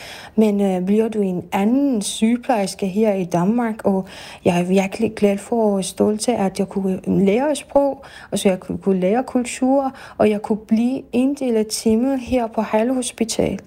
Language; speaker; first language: Danish; non-native, fluent; Persian